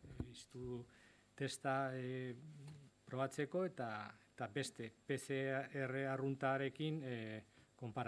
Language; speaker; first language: Basque; non-native, local second language; Spanish